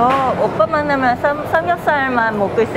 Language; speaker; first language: Korean; non-native, fluent; Thai